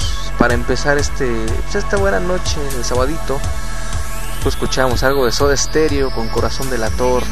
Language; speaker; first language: Spanish; native; Spanish